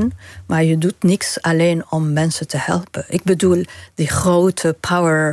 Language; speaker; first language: Dutch; non-native, learner; Arabic